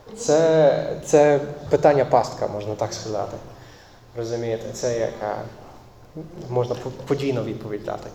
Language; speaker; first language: Ukrainian; non-native, fluent; English